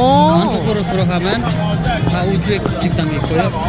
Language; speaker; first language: Korean; non-native, learner; Nepali